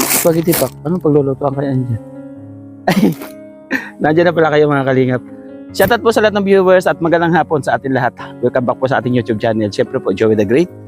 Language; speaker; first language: Filipino; non-native, local second language; Waray